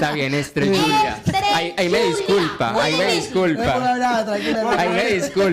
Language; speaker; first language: Spanish; native; Spanish